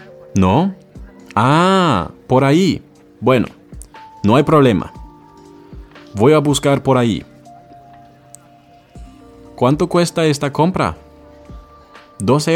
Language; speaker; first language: Spanish; non-native, learner; English